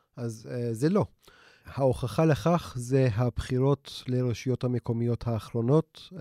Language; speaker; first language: Hebrew; non-native, fluent; Turkish